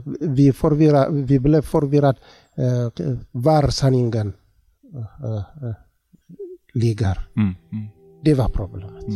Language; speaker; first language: Swedish; non-native, learner; Tigrinya